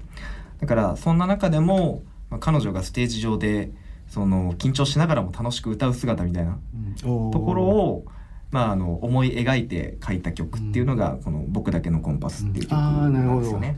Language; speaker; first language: Japanese; native; Japanese